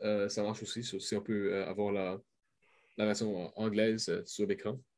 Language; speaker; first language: French; native; French